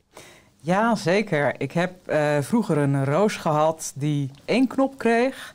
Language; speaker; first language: Dutch; native; Dutch